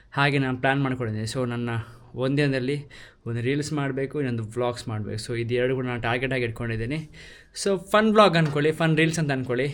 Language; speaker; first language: Kannada; non-native, local second language; Tulu